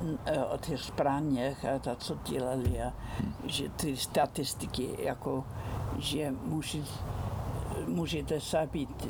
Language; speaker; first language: Czech; non-native, fluent; Icelandic